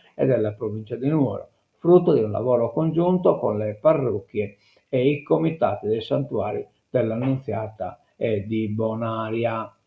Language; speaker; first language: Italian; non-native, local second language; Sardinian